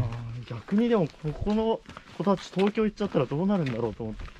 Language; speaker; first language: Japanese; native; Japanese